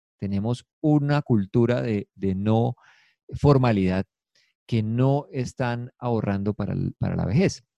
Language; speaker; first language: Spanish; native; Spanish